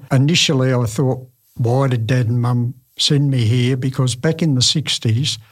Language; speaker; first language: English; native; English